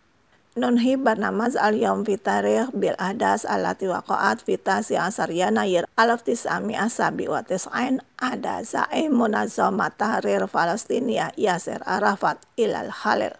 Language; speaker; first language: Arabic; non-native, fluent; Indonesian